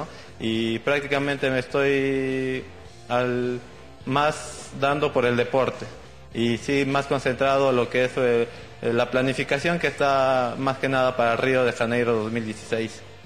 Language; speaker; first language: Spanish; native; Spanish